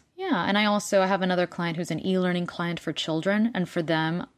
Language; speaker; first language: English; non-native, fluent; Spanish